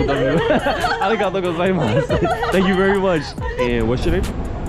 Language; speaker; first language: English; native; English